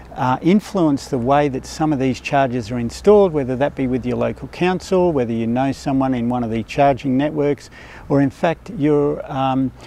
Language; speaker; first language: English; native; English